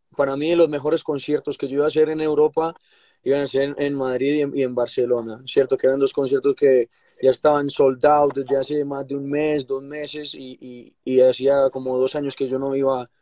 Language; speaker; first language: Spanish; native; Spanish